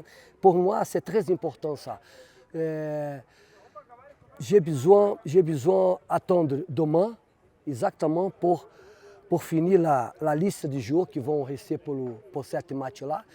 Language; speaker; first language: French; non-native, fluent; Portuguese